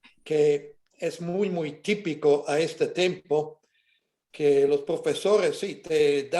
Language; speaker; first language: Spanish; non-native, fluent; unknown